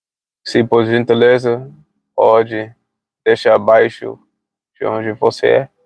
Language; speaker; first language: Portuguese; non-native, fluent; English